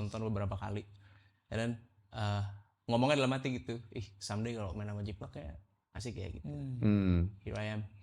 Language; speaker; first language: Indonesian; native; Indonesian